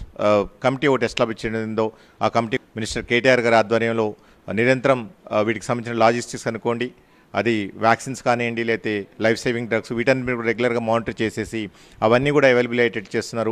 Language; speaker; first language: Telugu; native; Telugu